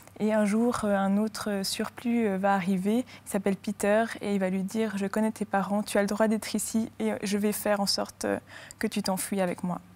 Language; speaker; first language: French; native; French